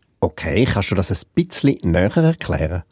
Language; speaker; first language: German; native; German